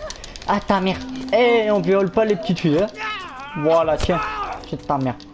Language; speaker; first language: French; native; French